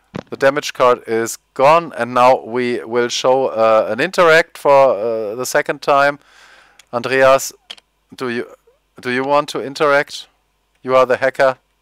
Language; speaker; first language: English; non-native, fluent; German